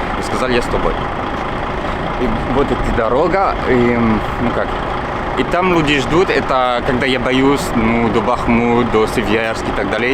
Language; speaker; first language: Russian; non-native, learner; French